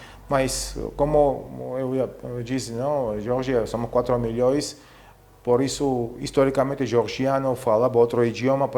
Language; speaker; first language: Portuguese; non-native, fluent; Georgian